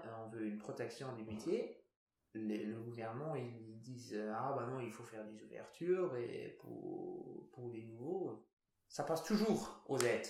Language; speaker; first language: French; non-native, local second language; Luxembourgish